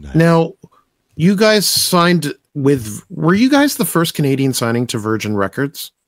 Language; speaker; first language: English; native; English